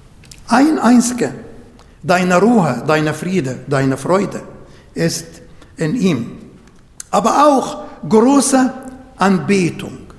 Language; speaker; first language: German; non-native, fluent; Arabic